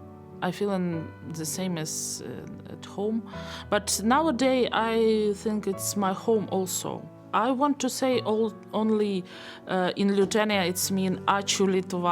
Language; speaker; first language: English; non-native, learner; Belarusian